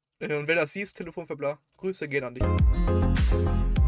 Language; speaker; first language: German; native; German